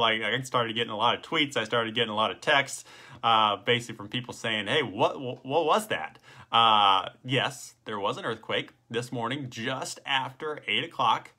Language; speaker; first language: English; native; English